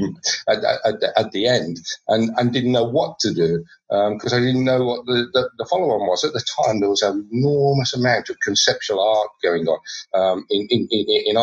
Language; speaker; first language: English; native; English